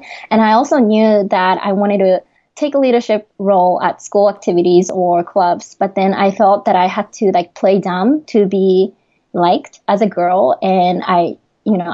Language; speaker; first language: English; non-native, fluent; Japanese